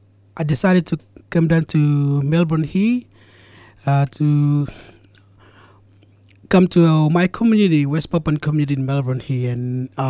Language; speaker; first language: English; non-native, fluent; Indonesian